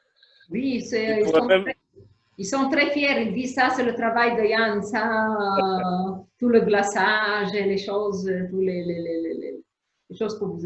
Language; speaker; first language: French; non-native, fluent; Arabic